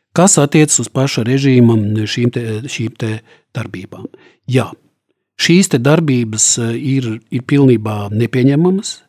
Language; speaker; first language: Latvian; native; Latvian